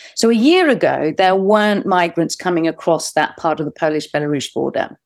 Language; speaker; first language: English; native; English